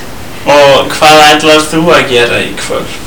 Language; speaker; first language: Icelandic; non-native, learner; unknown